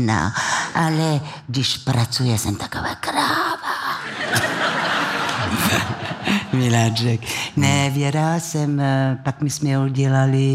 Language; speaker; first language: Czech; non-native, fluent; French